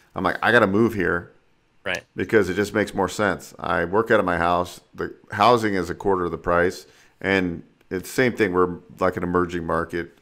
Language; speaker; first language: English; native; English